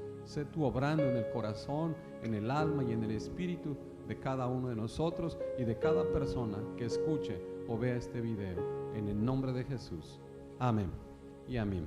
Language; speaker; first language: Spanish; native; Spanish